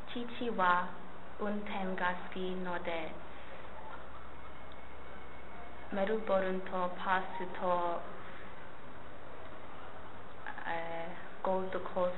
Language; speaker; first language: Japanese; non-native, learner; English